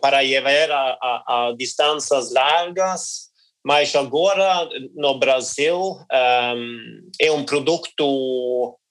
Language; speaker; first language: Portuguese; non-native, learner; Norwegian